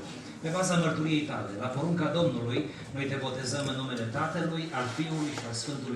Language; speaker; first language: Romanian; native; Romanian